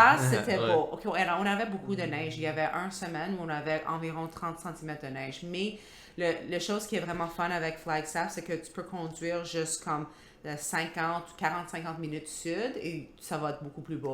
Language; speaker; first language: French; non-native, local second language; English